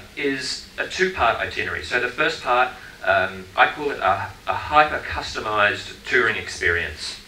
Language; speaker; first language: English; native; English